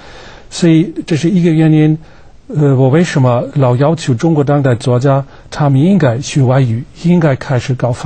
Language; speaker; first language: Chinese; non-native, fluent; German